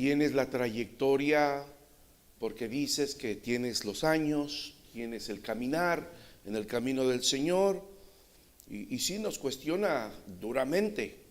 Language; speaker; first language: Spanish; native; Spanish